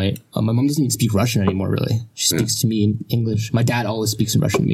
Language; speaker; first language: English; non-native, fluent; Russian